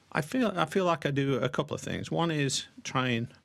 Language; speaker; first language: English; native; English